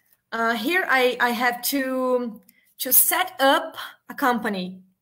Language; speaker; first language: English; non-native, learner; Portuguese